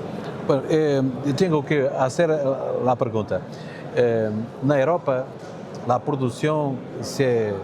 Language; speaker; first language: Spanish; non-native, learner; Portuguese